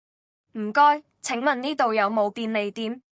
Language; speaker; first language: Cantonese; non-native, learner; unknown